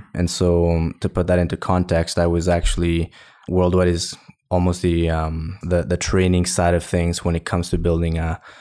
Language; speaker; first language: English; early bilingual, other home language; Spanish